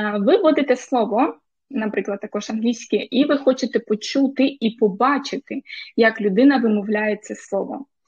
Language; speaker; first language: Ukrainian; non-native, local second language; Russian